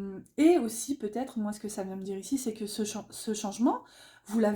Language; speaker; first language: French; native; French